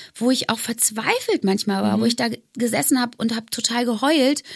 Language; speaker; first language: German; native; German